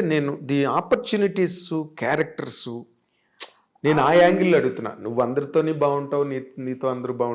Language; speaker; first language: Telugu; native; Telugu